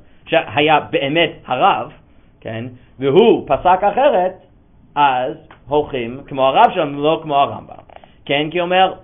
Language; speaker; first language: Hebrew; non-native, fluent; English